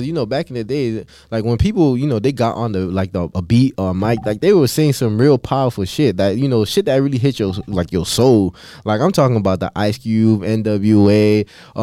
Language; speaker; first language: English; native; English